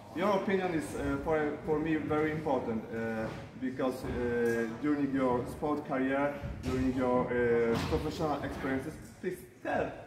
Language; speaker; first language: English; non-native, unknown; Polish